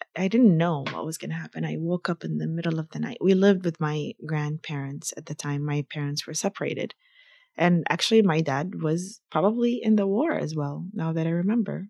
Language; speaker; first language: English; early bilingual, other home language; Arabic